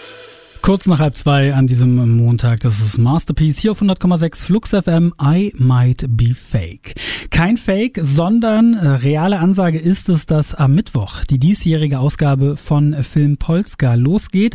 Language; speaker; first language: German; native; German